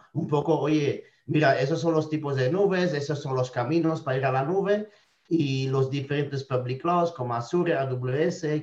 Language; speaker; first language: Spanish; non-native, fluent; French